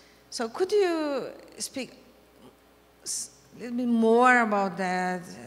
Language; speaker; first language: English; non-native, fluent; Portuguese